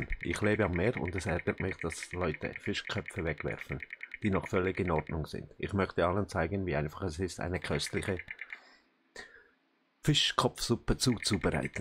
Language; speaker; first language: German; native; German